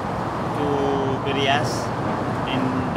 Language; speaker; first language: English; non-native, learner; Arabic